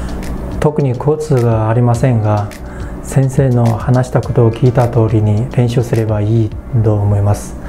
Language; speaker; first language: Japanese; non-native, fluent; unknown